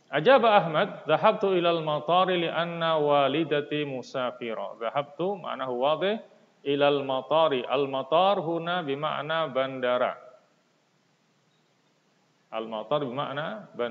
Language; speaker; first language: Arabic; non-native, fluent; Indonesian